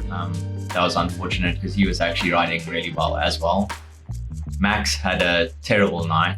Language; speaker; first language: English; native; English